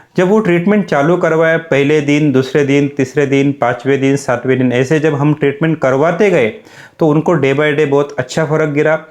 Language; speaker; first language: Hindi; non-native, local second language; Marathi